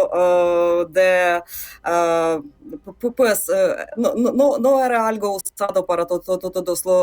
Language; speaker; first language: Spanish; non-native, fluent; Ukrainian